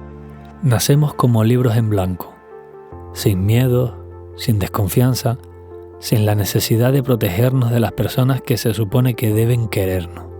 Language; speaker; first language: Spanish; native; Spanish